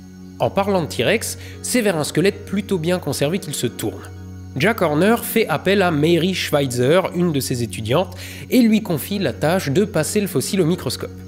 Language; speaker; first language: French; native; French